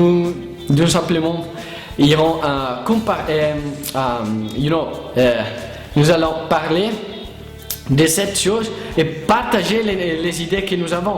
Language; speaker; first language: French; non-native, learner; Italian